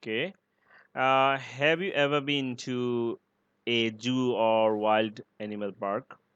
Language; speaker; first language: English; non-native, learner; Bangla